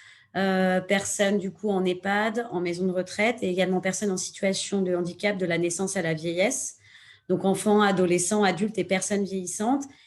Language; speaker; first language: French; native; French